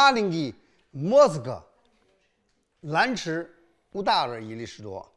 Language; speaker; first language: Russian; non-native, learner; Chinese